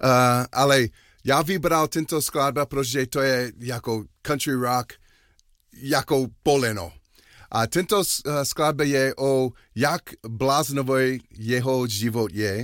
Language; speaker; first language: Czech; non-native, learner; English